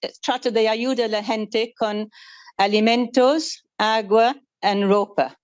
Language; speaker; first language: Spanish; non-native, fluent; English